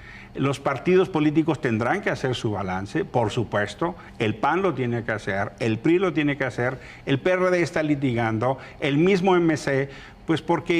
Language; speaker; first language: Spanish; native; Spanish